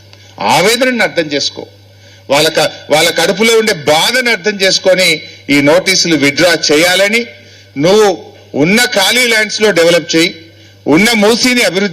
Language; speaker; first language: Telugu; native; Telugu